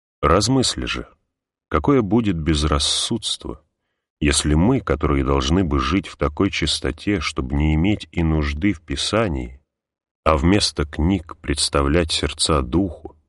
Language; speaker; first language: Russian; native; Russian